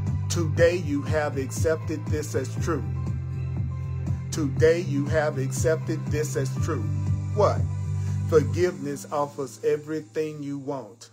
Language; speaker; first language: English; native; English